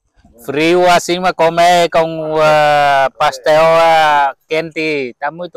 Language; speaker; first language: Portuguese; non-native, learner; Vietnamese